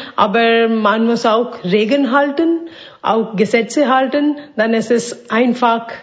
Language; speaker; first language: German; non-native, fluent; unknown